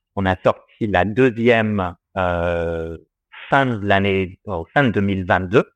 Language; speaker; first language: French; early bilingual, heritage; English